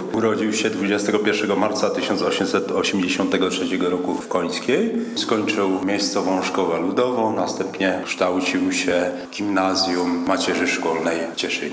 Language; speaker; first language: Polish; native; Polish